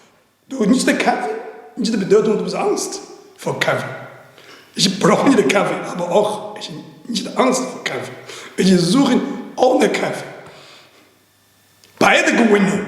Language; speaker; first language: German; non-native, learner; Chinese